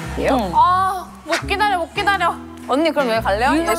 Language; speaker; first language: Korean; native; Korean